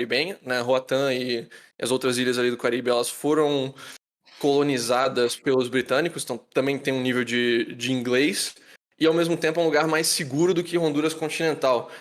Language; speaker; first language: Portuguese; native; Portuguese